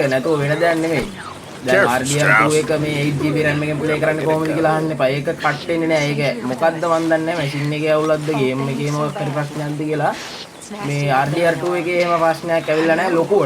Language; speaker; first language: Sinhala; native; Sinhala